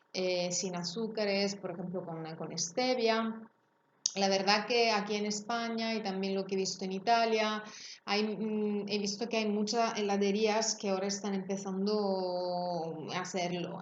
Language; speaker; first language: Spanish; non-native, fluent; Italian